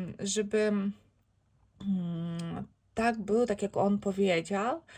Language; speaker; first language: Polish; non-native, learner; Ukrainian